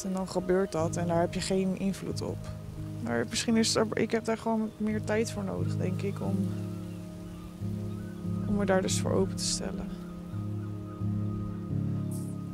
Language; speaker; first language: Dutch; native; Dutch